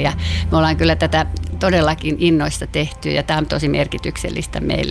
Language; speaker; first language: Finnish; native; Finnish